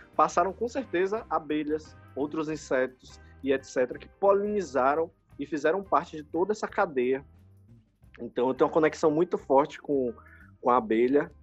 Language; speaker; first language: Portuguese; native; Portuguese